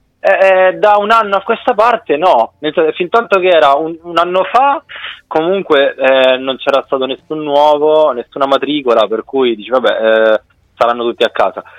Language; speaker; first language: Italian; native; Italian